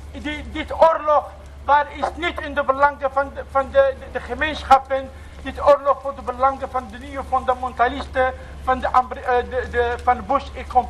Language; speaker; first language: Dutch; non-native, learner; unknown